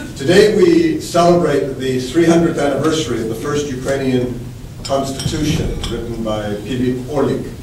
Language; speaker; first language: English; native; English